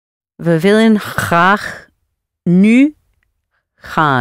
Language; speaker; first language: Dutch; non-native, learner; English